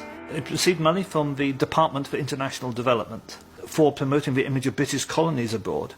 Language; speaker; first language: English; native; English